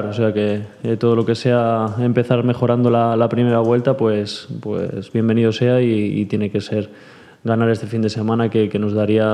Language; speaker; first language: Spanish; native; Spanish